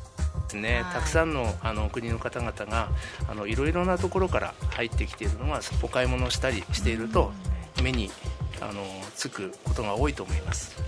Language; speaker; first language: Japanese; native; Japanese